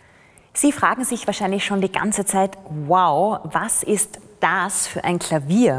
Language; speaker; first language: German; native; German